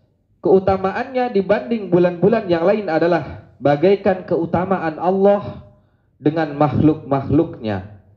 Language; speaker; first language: Indonesian; native; Indonesian